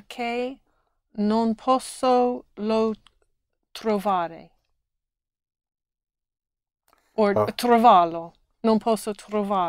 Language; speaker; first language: Italian; non-native, learner; English